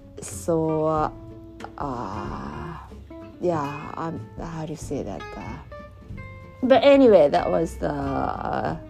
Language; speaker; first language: English; non-native, learner; Japanese